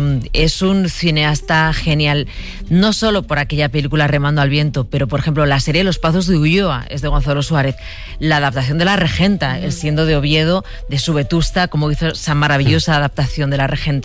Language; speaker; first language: Spanish; native; Spanish